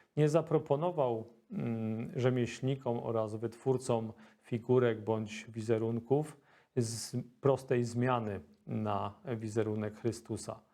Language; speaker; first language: Polish; native; Polish